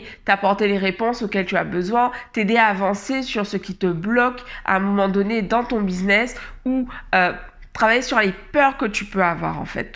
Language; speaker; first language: French; native; French